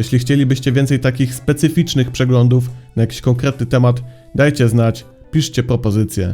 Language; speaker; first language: Polish; native; Polish